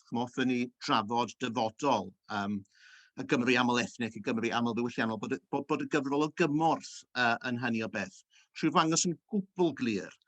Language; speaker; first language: Welsh; early bilingual, heritage; Welsh